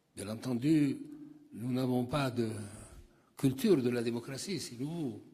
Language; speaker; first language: French; non-native, local second language; Arabic